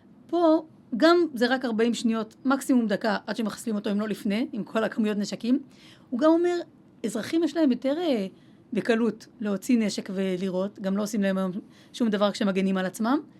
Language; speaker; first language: Hebrew; native; Hebrew